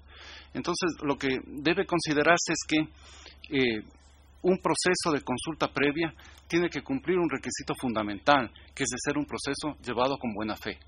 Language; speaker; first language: Spanish; native; Spanish